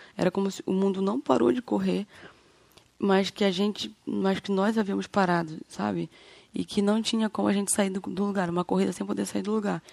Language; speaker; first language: Portuguese; native; Portuguese